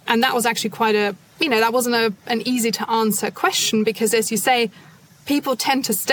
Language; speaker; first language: English; non-native, fluent; German